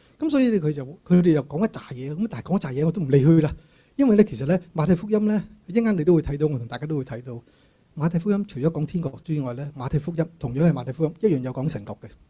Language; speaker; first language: Cantonese; native; Cantonese